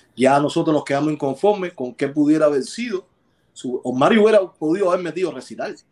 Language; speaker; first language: Spanish; native; Spanish